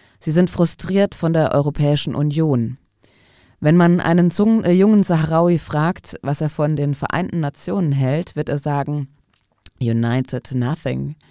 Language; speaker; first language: German; non-native, fluent; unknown